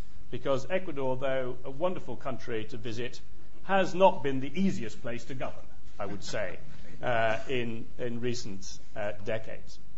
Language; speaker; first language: English; native; English